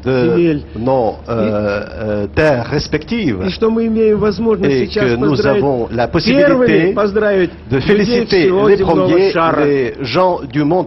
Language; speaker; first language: French; non-native, fluent; Russian